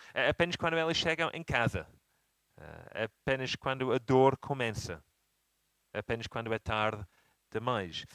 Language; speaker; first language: Portuguese; non-native, fluent; English